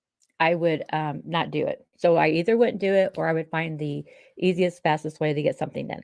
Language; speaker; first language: English; native; English